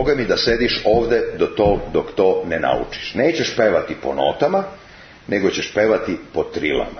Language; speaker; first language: Serbian; native; Serbian